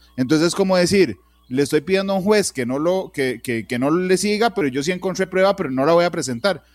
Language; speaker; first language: Spanish; native; Spanish